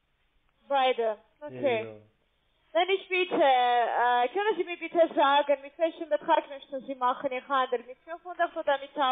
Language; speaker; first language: German; non-native, learner; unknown